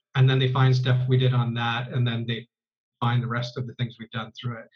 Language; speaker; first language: English; native; English